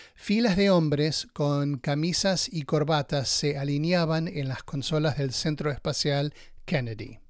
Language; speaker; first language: Spanish; native; Spanish